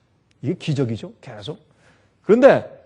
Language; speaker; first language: Korean; native; Korean